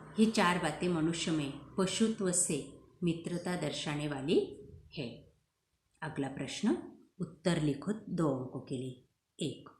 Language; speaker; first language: Hindi; non-native, local second language; Marathi